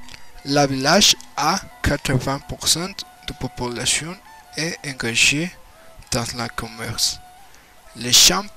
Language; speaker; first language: French; non-native, learner; Spanish